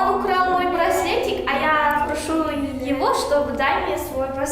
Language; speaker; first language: Russian; non-native, learner; Turkmen